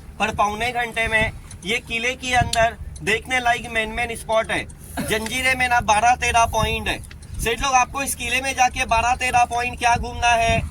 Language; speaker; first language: Hindi; non-native, local second language; Marathi